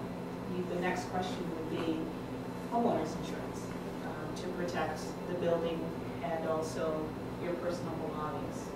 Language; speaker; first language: English; native; English